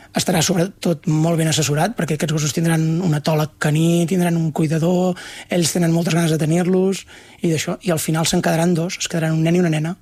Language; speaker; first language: Catalan; native; Catalan